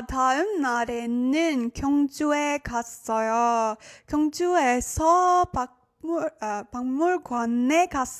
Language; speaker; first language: Korean; non-native, fluent; French